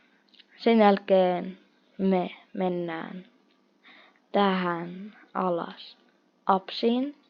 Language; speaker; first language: Finnish; non-native, fluent; Russian